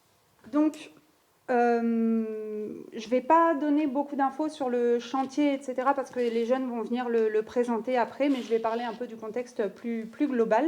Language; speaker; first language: French; native; French